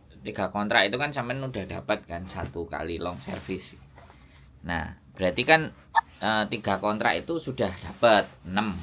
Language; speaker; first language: Indonesian; non-native, local second language; Javanese